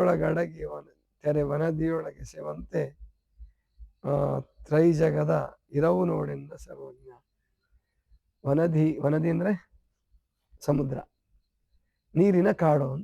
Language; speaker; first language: Kannada; native; Kannada